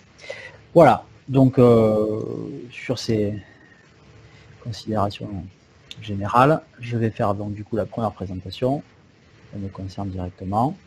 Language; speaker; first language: French; native; French